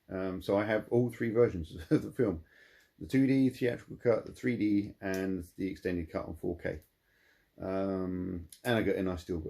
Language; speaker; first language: English; native; English